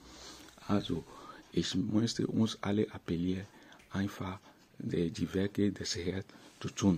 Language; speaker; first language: German; non-native, fluent; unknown